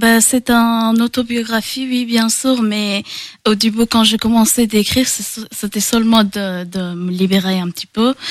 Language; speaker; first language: French; non-native, fluent; Persian